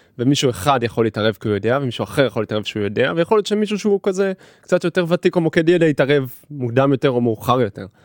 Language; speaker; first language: Hebrew; native; Hebrew